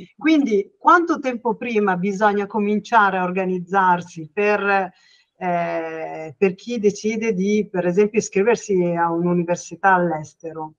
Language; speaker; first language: Italian; native; Italian